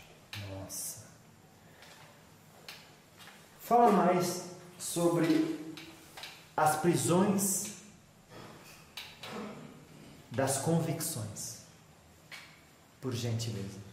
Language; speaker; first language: Portuguese; native; Portuguese